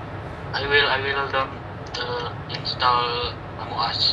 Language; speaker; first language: English; non-native, learner; Indonesian